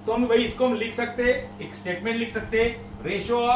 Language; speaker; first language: Hindi; non-native, local second language; Marathi